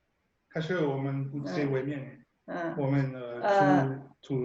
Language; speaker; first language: Chinese; non-native, learner; French